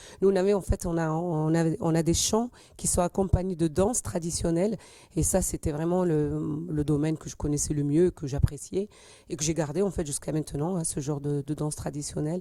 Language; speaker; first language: French; native; French